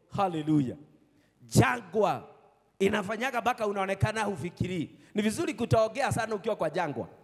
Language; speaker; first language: Swahili; non-native, local second language; Kikuyu